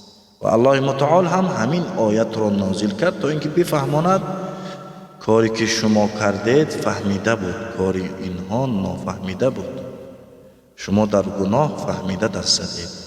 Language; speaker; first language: Persian; native; Persian